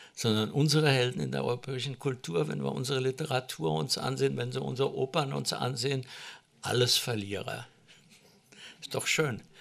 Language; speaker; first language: German; native; German